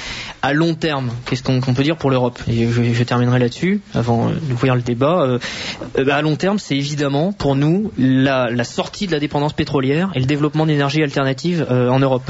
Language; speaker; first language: French; native; French